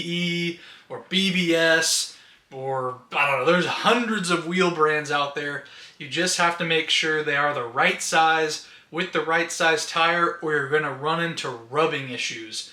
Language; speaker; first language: English; native; English